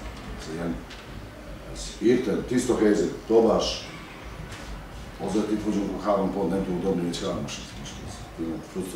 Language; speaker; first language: Hungarian; non-native, learner; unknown